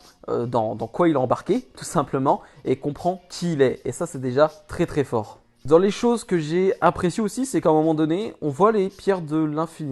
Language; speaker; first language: French; native; French